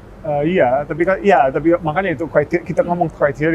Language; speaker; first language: Indonesian; early bilingual, heritage; English